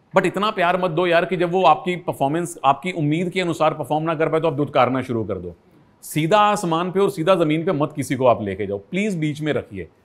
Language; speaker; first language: Hindi; native; Hindi